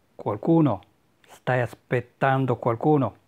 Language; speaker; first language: Italian; non-native, fluent; Arabic